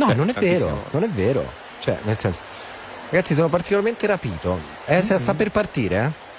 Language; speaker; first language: Italian; native; Italian